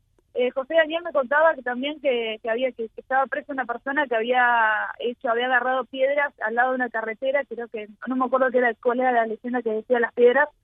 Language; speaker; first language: Spanish; native; Spanish